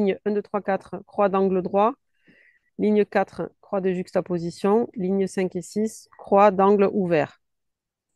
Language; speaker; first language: French; native; French